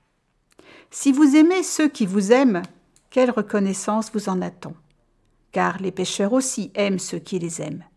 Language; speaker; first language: French; native; French